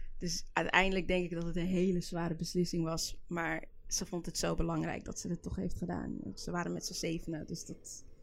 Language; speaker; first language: Dutch; early bilingual, other home language; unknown